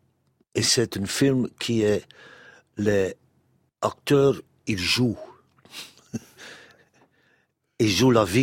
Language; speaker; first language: French; non-native, local second language; Dutch